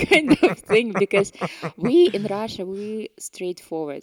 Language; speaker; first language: English; non-native, fluent; Ukrainian